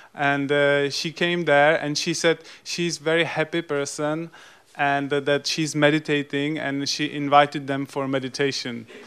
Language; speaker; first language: English; non-native, fluent; Czech